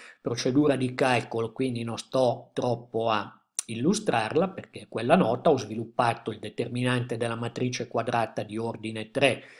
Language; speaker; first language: Italian; native; Italian